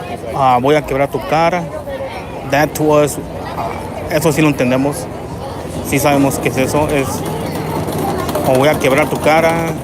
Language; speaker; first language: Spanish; early bilingual, heritage; Spanish